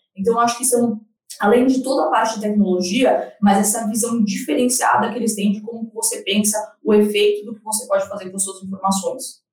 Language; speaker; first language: Portuguese; native; Portuguese